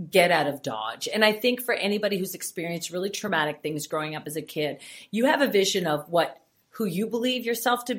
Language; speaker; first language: English; native; English